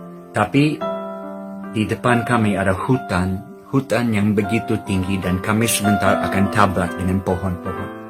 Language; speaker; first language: Indonesian; non-native, fluent; English